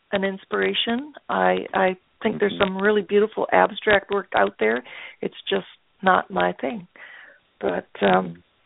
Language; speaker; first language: English; native; English